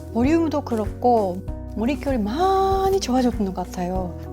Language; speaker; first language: Korean; non-native, fluent; Japanese